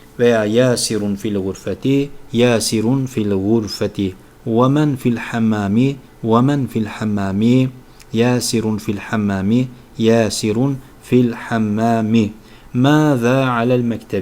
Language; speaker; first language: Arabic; non-native, fluent; Turkish